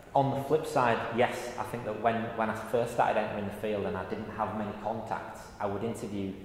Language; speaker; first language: English; native; English